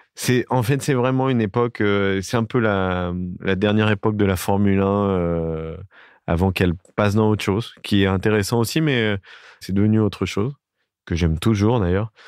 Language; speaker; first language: French; native; French